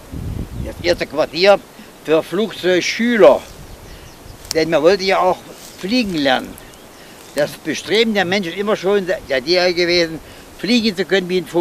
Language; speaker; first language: German; native; German